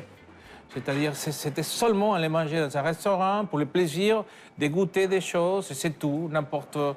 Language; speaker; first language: French; non-native, fluent; Spanish